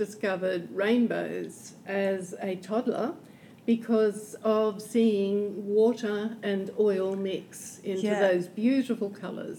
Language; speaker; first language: English; native; English